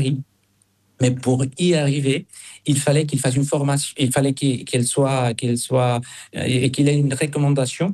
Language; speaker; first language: French; non-native, fluent; Spanish